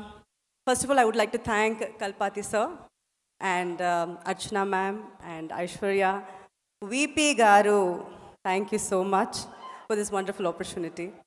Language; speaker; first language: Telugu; non-native, fluent; Tamil